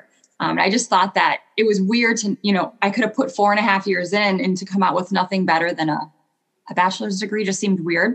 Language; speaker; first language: English; native; English